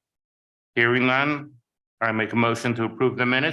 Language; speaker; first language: English; native; English